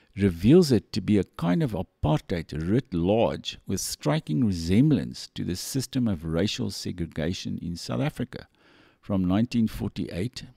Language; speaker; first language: English; non-native, local second language; Afrikaans